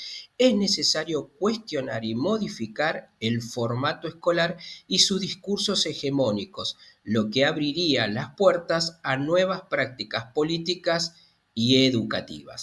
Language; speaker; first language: Spanish; native; Spanish